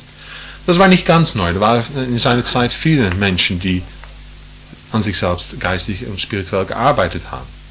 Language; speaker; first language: German; non-native, fluent; English